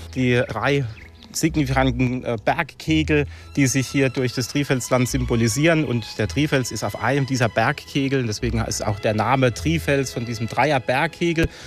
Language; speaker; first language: German; native; German